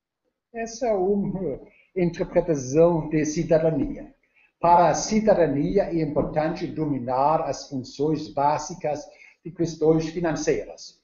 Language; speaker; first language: Portuguese; non-native, learner; Danish